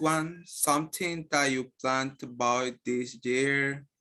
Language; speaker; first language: English; non-native, learner; Spanish